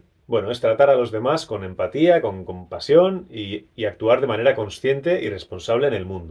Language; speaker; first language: Spanish; native; Spanish